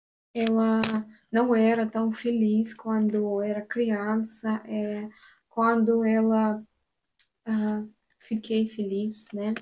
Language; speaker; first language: Portuguese; non-native, learner; Russian